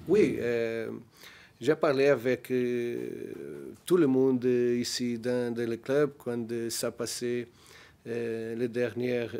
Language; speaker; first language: French; non-native, learner; Portuguese